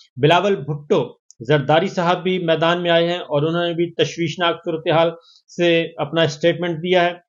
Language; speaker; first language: Urdu; native; Urdu